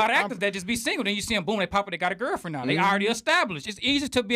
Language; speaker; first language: English; native; English